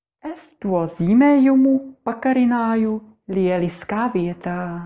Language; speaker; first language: Latvian; non-native, learner; Czech